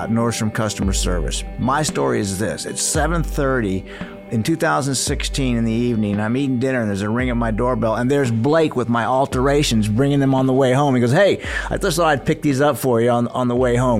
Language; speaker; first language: English; native; English